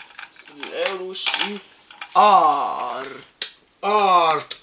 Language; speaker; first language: Russian; early bilingual, heritage; Russian